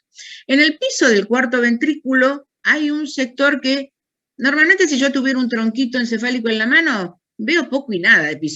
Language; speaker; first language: Spanish; native; Spanish